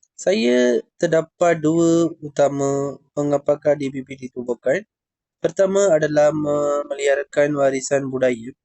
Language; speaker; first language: Malay; non-native, local second language; Tamil